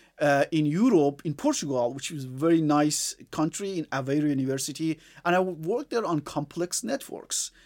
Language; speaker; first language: English; non-native, fluent; Persian